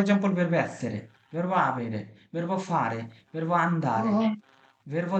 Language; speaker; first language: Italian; non-native, fluent; Bangla